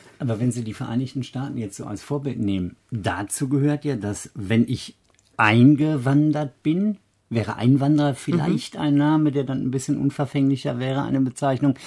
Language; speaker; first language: German; native; German